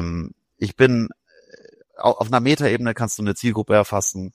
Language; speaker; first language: German; native; German